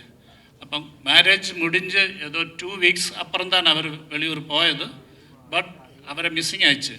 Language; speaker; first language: Tamil; non-native, learner; Malayalam